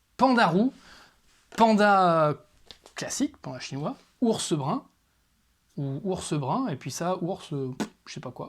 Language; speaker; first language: French; native; French